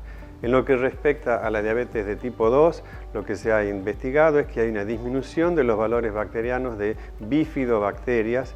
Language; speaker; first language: Spanish; native; Spanish